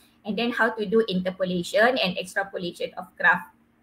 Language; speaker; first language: English; non-native, local second language; Malay